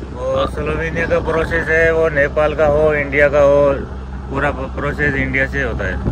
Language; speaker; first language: Hindi; native; Hindi